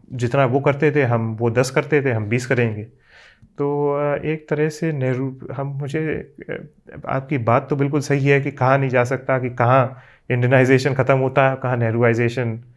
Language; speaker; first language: Hindi; native; Hindi